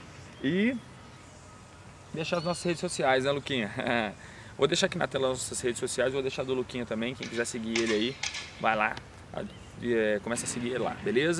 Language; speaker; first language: Portuguese; native; Portuguese